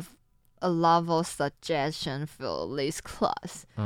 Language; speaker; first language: English; non-native, learner; Chinese